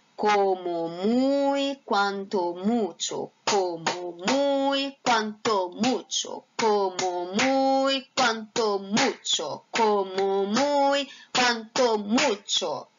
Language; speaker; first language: Spanish; non-native, fluent; Portuguese